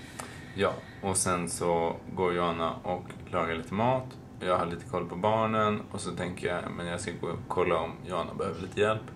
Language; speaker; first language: Swedish; native; Swedish